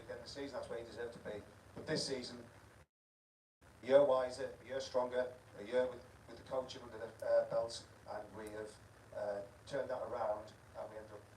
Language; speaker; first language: English; native; English